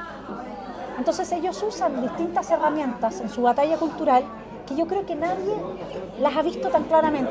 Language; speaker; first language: Spanish; native; Spanish